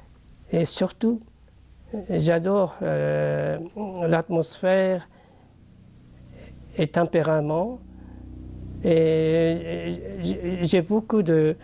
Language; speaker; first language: French; non-native, fluent; Japanese